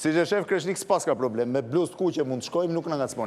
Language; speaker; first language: Albanian; native; Albanian